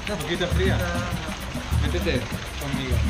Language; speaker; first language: Spanish; non-native, learner; Portuguese